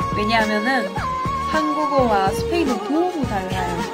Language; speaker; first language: Korean; non-native, fluent; Spanish